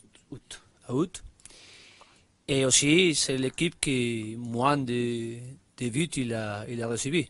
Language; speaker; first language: French; non-native, learner; Spanish